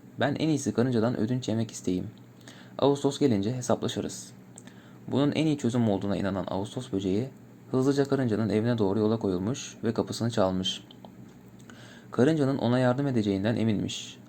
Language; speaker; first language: Turkish; native; Turkish